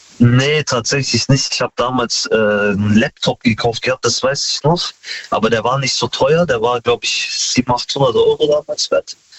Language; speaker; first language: German; early bilingual, other home language; Kurdish